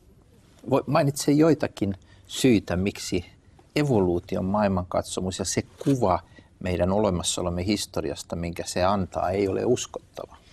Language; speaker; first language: Finnish; native; Finnish